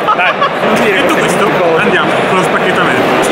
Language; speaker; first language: Italian; native; Italian